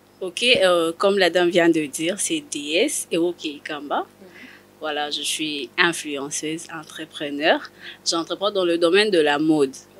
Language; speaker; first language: French; non-native, local second language; Lingala